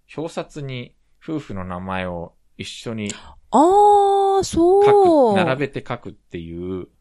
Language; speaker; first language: Japanese; early bilingual, heritage; Korean